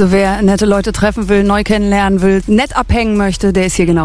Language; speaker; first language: German; native; German